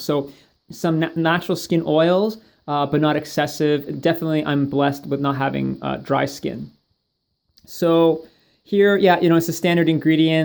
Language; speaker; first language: English; native; English